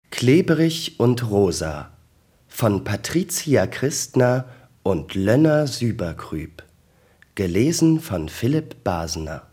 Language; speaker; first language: German; native; German